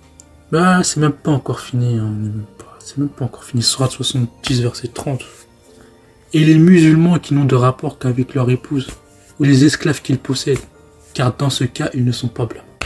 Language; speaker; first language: French; native; French